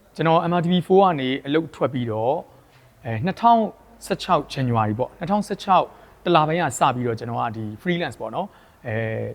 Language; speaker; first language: Burmese; native; Burmese